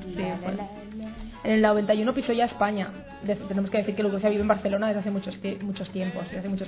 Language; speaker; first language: Spanish; native; Spanish